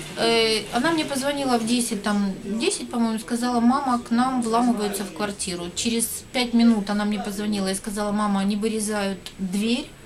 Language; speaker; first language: Russian; native; Russian